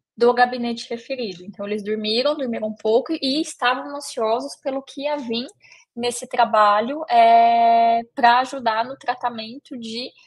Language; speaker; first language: Portuguese; native; Portuguese